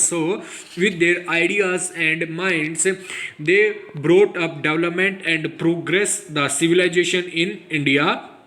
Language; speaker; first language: English; non-native, local second language; Hindi